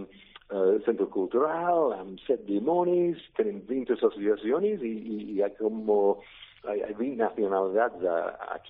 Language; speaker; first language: Catalan; non-native, learner; English